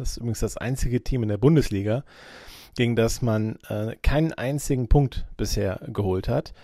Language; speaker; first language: German; native; German